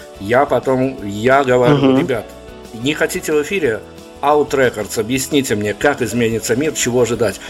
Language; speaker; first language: Russian; native; Russian